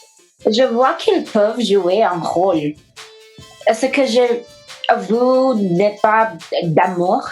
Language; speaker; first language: French; non-native, learner; English